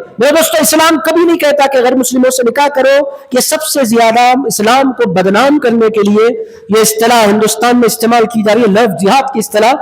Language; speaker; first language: Urdu; native; Urdu